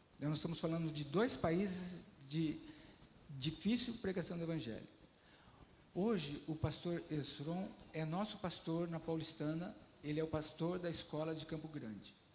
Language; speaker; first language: Portuguese; native; Portuguese